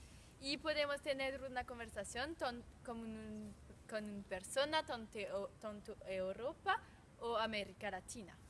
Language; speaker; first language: Spanish; non-native, learner; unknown